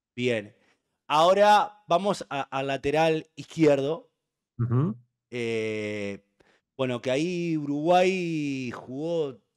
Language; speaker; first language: Spanish; native; Spanish